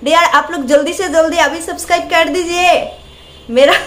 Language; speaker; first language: Hindi; non-native, local second language; Bangla